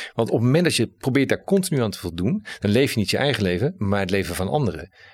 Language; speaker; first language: Dutch; native; Dutch